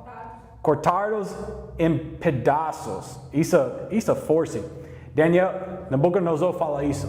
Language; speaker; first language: Portuguese; non-native, learner; English